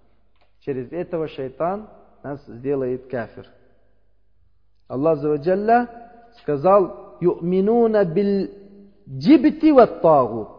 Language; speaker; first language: Russian; non-native, learner; Uzbek